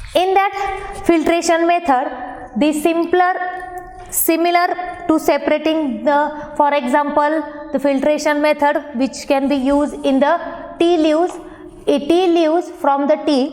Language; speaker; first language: English; non-native, local second language; Marathi